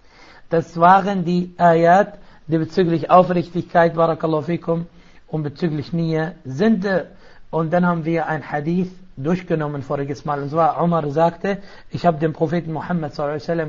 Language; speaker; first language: German; non-native, fluent; Arabic